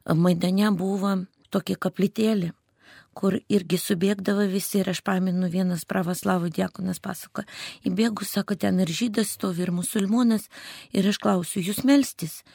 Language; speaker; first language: Lithuanian; non-native, fluent; Russian